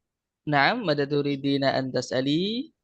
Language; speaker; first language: Arabic; non-native, fluent; Indonesian